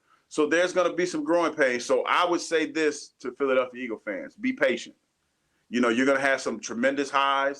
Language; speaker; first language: English; native; English